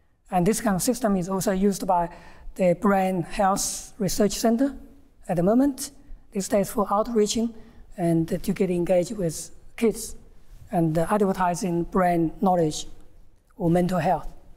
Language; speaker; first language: English; non-native, fluent; Chinese